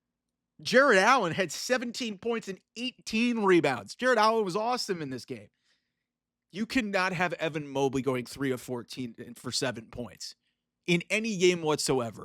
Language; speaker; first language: English; native; English